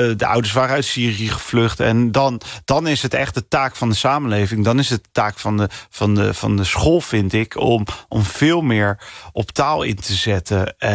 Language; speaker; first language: Dutch; early bilingual, other home language; Punjabi